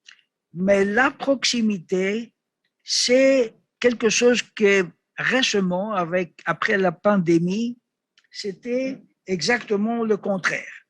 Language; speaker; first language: French; non-native, learner; Greek